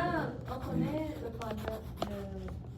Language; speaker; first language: French; non-native, learner; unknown